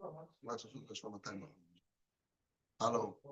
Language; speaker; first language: Hebrew; non-native, fluent; English